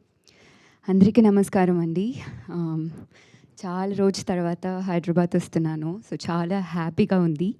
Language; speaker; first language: Telugu; non-native, local second language; Tamil